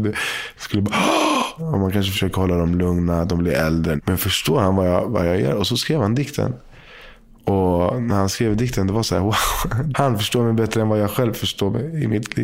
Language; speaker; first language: Swedish; native; Swedish